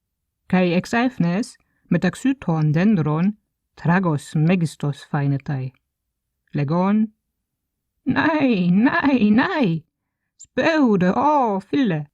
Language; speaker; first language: Greek; non-native, fluent; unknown